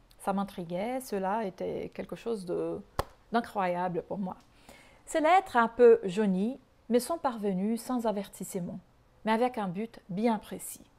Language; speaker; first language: French; non-native, fluent; Portuguese